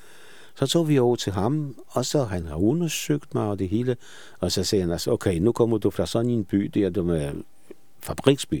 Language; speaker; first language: Danish; non-native, fluent; Polish